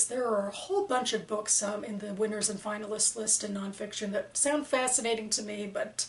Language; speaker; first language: English; native; English